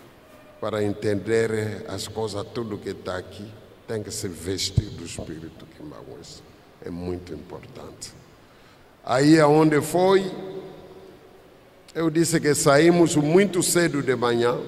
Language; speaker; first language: Portuguese; non-native, fluent; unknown